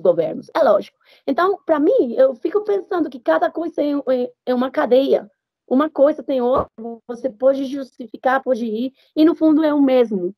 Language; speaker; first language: Portuguese; non-native, fluent; Spanish